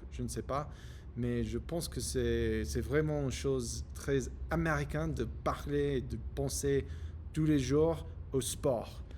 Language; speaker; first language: French; non-native, learner; English